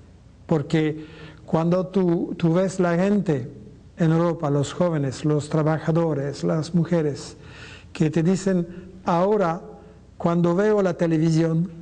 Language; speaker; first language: Spanish; non-native, fluent; French